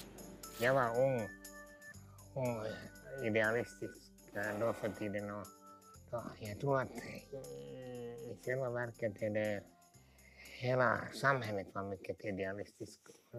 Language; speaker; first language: Swedish; non-native, local second language; Finnish